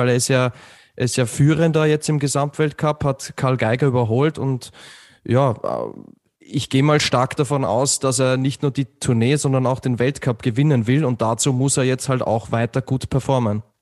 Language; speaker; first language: German; native; German